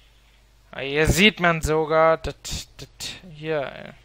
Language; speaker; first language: German; native; German